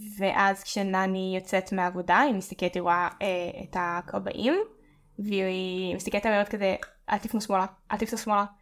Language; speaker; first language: Hebrew; native; Hebrew